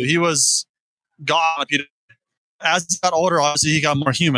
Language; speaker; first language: English; native; English